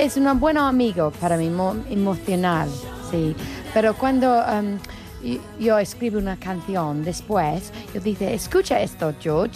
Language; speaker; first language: Spanish; non-native, learner; English